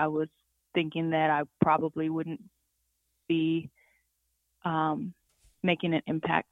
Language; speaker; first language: English; native; English